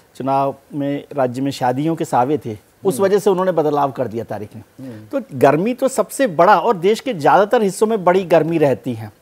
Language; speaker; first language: Hindi; native; Hindi